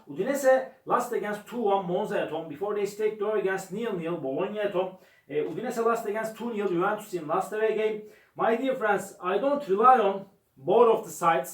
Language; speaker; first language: English; non-native, learner; Turkish